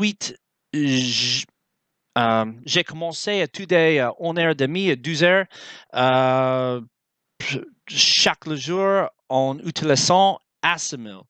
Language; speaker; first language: French; non-native, learner; English